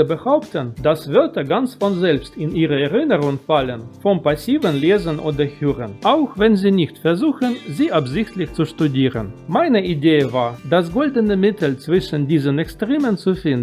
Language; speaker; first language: German; non-native, fluent; Russian